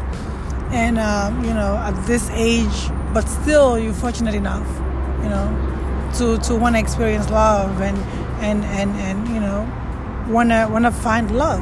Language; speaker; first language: English; non-native, local second language; Wolof